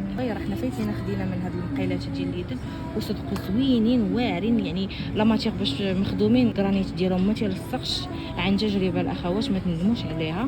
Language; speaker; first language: Arabic; native; Arabic